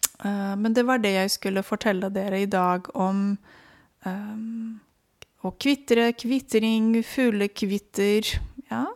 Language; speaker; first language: Norwegian; non-native, fluent; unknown